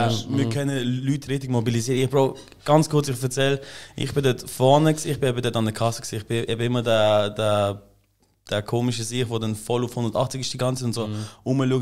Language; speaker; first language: German; native; German